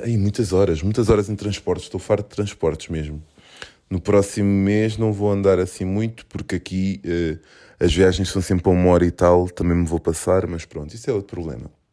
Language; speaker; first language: Portuguese; early bilingual, other home language; Kabuverdianu